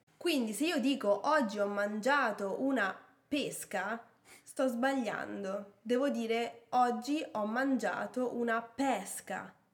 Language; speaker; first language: Italian; native; Italian